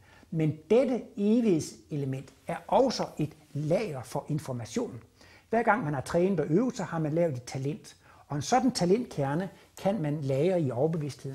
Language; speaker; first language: Danish; native; Danish